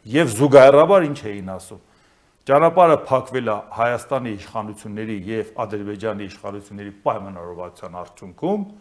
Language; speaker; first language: Armenian; native; Armenian